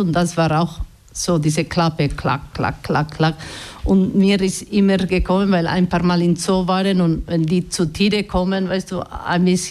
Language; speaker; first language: German; non-native, learner; Basque